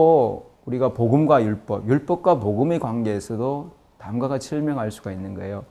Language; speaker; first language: Korean; native; Korean